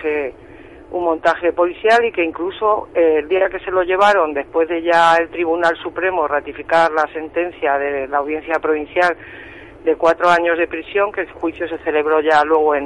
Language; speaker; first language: Spanish; native; Spanish